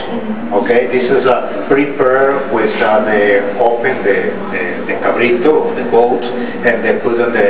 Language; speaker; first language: English; non-native, learner; Spanish